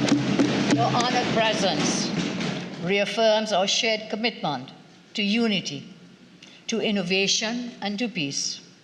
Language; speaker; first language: English; native; English